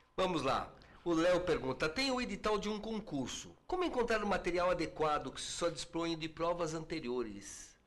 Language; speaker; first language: Portuguese; native; Portuguese